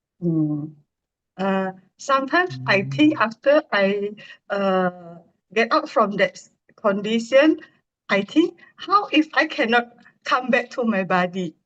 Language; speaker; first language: English; non-native, learner; Indonesian